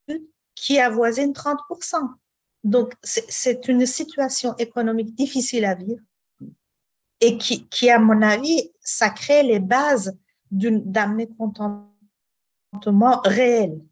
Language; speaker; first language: French; non-native, fluent; Persian